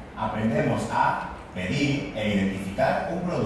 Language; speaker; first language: Spanish; non-native, learner; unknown